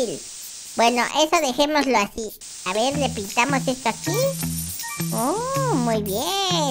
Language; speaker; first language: Spanish; native; Spanish